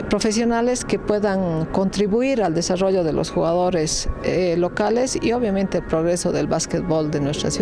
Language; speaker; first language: Spanish; native; Spanish